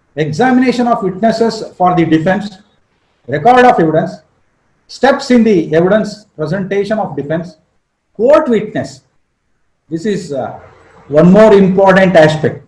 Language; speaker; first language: English; non-native, local second language; Kannada